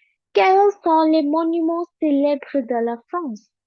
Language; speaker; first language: French; non-native, fluent; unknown